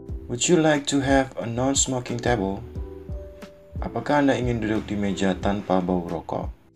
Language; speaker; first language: English; non-native, learner; Indonesian